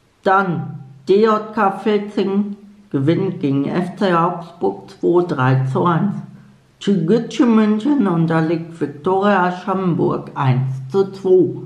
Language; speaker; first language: German; native; German